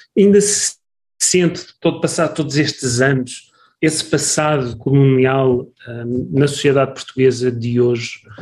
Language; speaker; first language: Portuguese; native; Portuguese